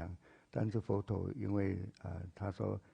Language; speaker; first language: Chinese; native; Chinese